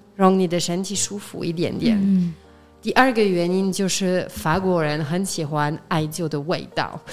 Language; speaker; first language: Chinese; non-native, fluent; French